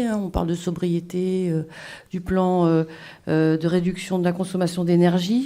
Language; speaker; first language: French; native; French